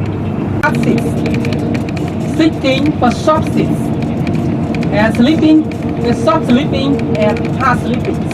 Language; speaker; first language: English; non-native, learner; Vietnamese